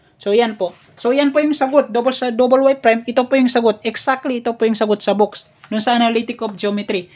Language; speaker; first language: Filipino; native; Filipino